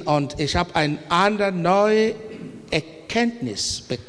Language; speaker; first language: German; non-native, learner; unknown